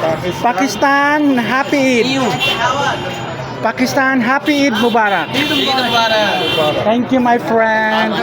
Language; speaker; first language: English; non-native, learner; Filipino